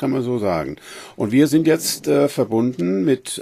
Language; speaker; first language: German; native; German